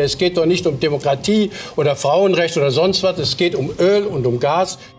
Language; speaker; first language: German; native; German